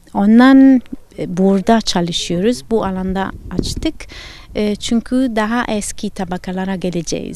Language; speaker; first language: Turkish; non-native, fluent; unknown